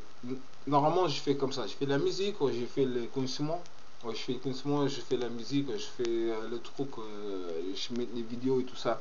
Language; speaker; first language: French; non-native, learner; Portuguese